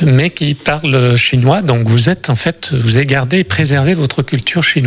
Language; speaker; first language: French; native; French